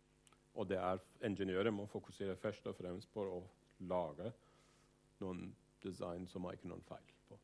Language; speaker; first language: Norwegian; non-native, fluent; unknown